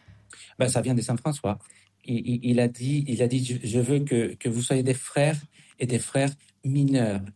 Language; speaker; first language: French; non-native, fluent; Spanish